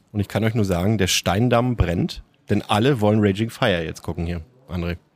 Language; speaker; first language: German; native; German